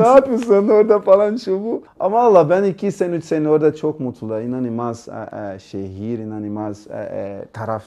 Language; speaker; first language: Turkish; non-native, learner; Portuguese